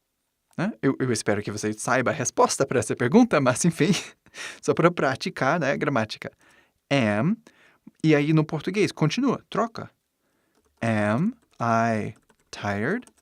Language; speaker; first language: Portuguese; non-native, fluent; English